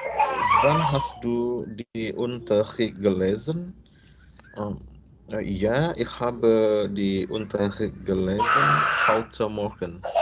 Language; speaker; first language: German; non-native, learner; Indonesian